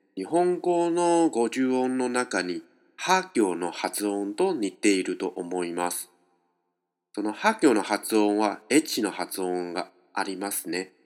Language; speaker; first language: Japanese; non-native, fluent; Chinese